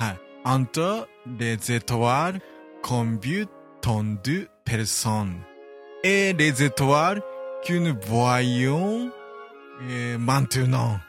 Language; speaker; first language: French; non-native, learner; Japanese